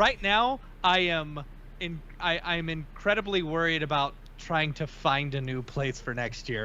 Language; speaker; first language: English; native; English